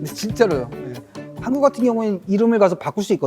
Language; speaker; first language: Korean; native; Korean